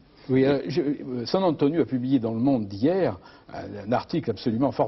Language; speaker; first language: French; native; French